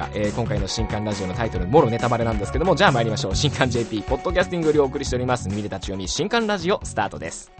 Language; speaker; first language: Japanese; native; Japanese